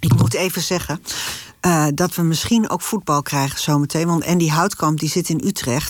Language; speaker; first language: Dutch; native; Dutch